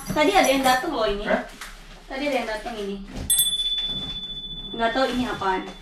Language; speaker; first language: Indonesian; native; Indonesian